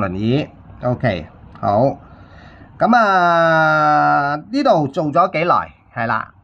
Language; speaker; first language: Cantonese; native; Cantonese